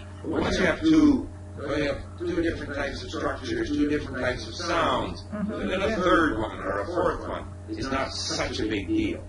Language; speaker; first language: English; non-native, fluent; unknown